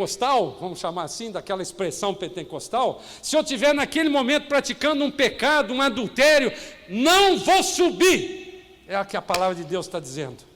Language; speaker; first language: Portuguese; native; Portuguese